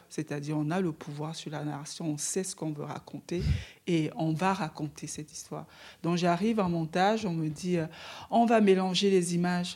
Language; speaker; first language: French; native; French